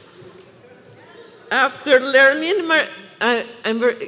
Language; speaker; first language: English; non-native, fluent; Spanish